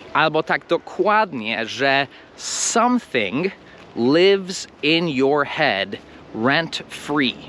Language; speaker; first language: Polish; non-native, fluent; English